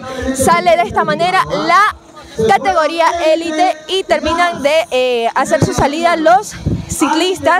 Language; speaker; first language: Spanish; native; Spanish